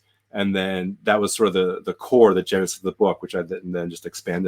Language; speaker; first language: English; native; English